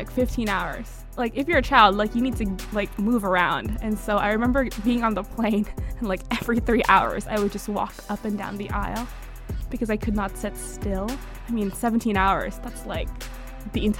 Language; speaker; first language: English; early bilingual, other home language; Hiligaynon